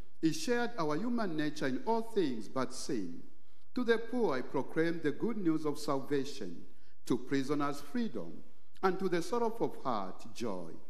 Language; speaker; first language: English; non-native, local second language; Bemba